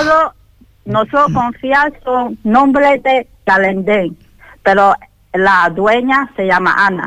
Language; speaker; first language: Spanish; non-native, learner; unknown